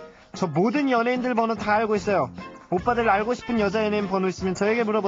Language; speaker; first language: Korean; native; Korean